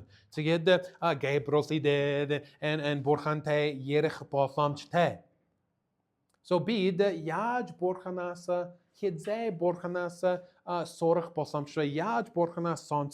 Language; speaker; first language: Mongolian; non-native, learner; English